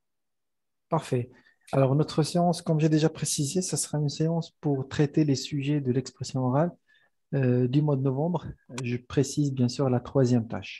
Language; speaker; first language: French; non-native, local second language; Arabic